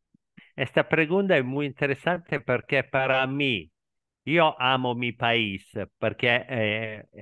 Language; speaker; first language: Spanish; non-native, learner; Italian